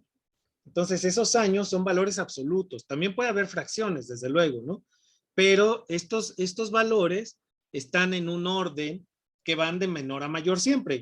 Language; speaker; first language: Spanish; native; Spanish